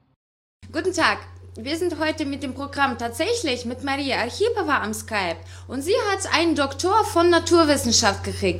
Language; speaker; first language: German; non-native, fluent; Russian